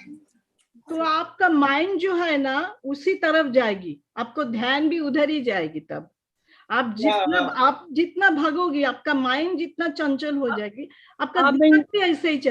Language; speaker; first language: Hindi; non-native, local second language; Bangla